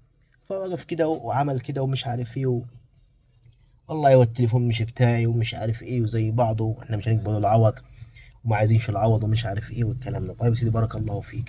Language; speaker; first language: Arabic; native; Arabic